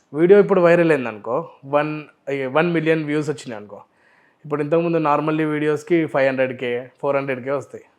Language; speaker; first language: Telugu; non-native, local second language; Urdu